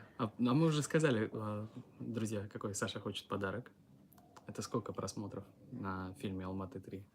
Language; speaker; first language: Russian; native; Russian